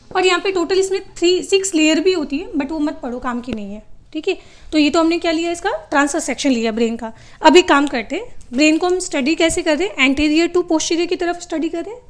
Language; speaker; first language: Hindi; native; Hindi